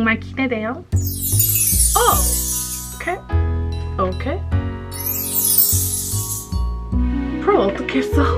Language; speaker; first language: Korean; non-native, learner; English